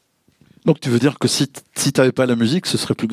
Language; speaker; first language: French; native; French